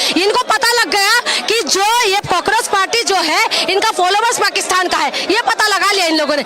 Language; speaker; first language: Hindi; non-native, local second language; Assamese